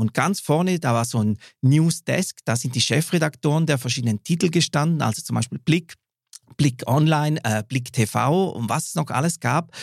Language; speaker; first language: German; native; German